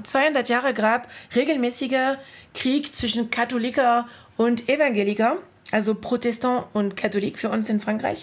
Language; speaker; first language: German; non-native, fluent; French